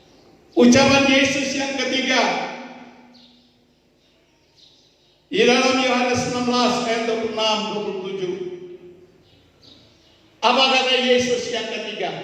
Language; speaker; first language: Malay; native; Malay